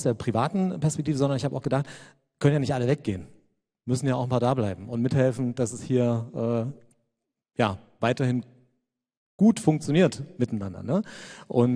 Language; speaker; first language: German; native; German